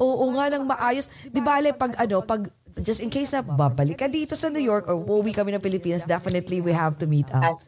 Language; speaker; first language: Filipino; native; Filipino